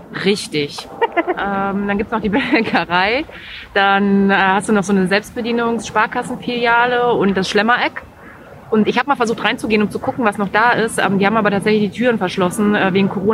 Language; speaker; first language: German; native; German